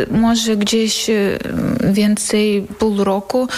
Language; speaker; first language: Polish; non-native, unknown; Ukrainian